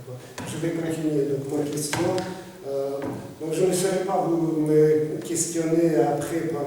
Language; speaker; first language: French; non-native, fluent; Russian